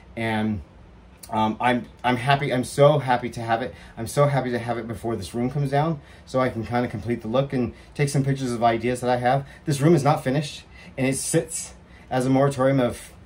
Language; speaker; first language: English; native; English